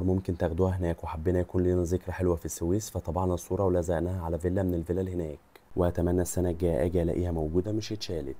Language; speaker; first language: Arabic; native; Arabic